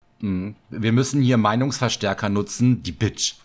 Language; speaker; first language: German; native; German